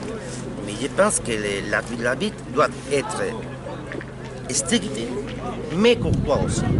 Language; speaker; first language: French; non-native, learner; Spanish